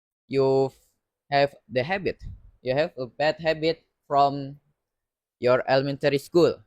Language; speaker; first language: English; non-native, learner; Indonesian